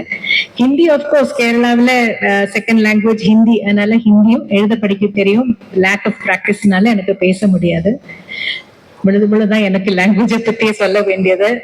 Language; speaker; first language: Tamil; non-native, local second language; Malayalam